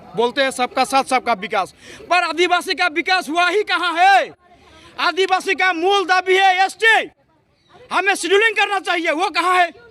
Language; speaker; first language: Hindi; non-native, local second language; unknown